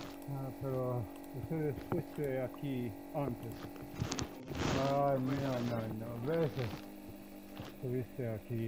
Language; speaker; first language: Spanish; non-native, learner; Slovenian